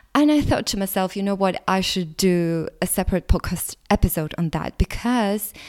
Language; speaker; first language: English; non-native, fluent; Latvian